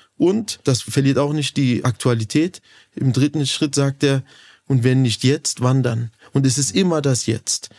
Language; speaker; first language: German; early bilingual, other home language; Turkish